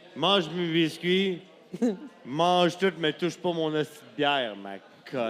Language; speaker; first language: French; native; French